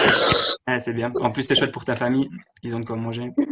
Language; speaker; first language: French; native; French